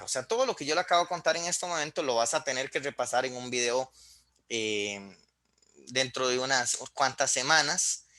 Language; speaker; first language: Spanish; native; Spanish